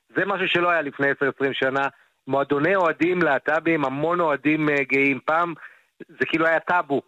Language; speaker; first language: Hebrew; native; Hebrew